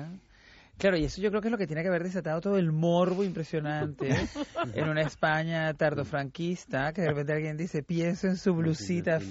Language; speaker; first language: Spanish; native; Spanish